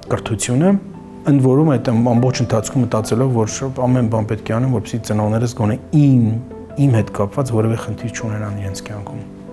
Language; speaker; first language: Armenian; native; Armenian